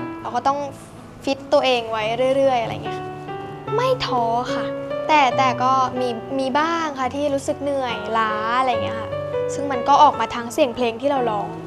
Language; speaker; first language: Thai; native; Thai